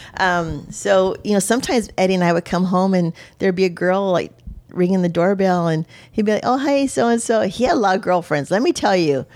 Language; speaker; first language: English; native; English